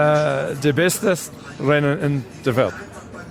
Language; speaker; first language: German; non-native, learner; English